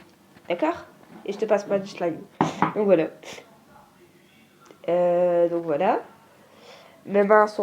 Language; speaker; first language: French; native; French